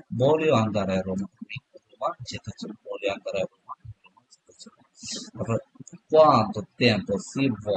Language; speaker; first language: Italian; non-native, learner; Bangla